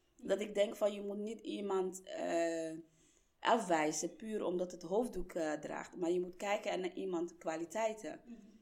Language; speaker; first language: Dutch; non-native, fluent; Somali